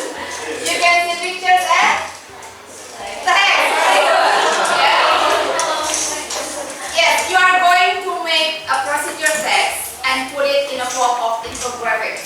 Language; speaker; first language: English; non-native, fluent; Indonesian